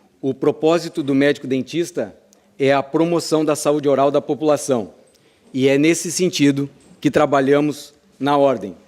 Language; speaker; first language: Portuguese; native; Portuguese